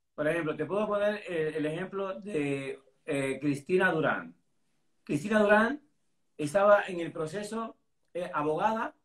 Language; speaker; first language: Spanish; native; Spanish